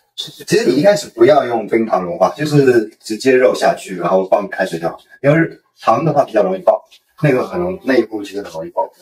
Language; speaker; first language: Chinese; native; Chinese